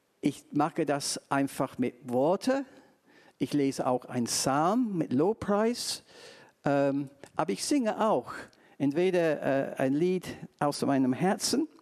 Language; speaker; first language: German; non-native, fluent; English